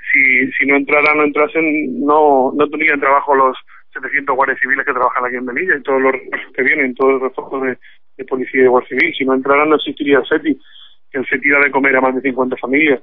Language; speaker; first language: Spanish; native; Spanish